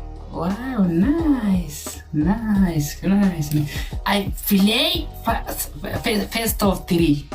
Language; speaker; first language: English; non-native, learner; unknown